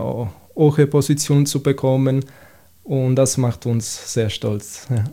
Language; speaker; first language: German; non-native, fluent; Italian